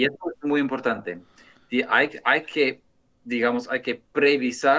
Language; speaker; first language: Spanish; non-native, fluent; English